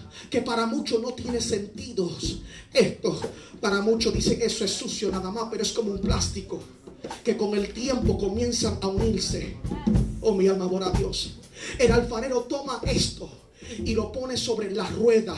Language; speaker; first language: Spanish; early bilingual, heritage; Spanish